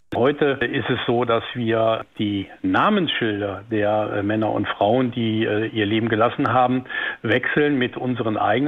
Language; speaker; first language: German; native; German